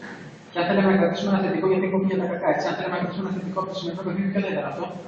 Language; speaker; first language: Greek; native; Greek